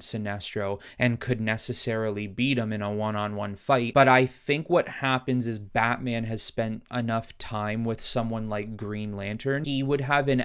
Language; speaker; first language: English; native; English